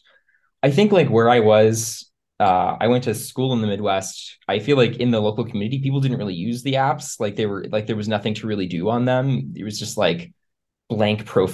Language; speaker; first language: English; native; English